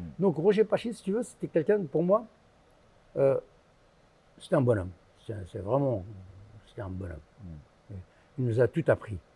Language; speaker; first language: French; early bilingual, other home language; Arabic